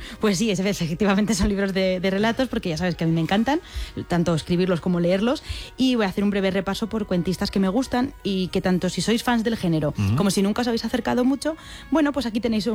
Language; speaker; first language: Spanish; native; Spanish